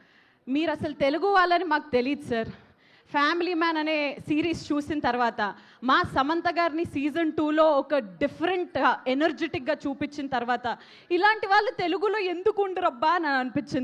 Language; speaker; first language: Telugu; native; Telugu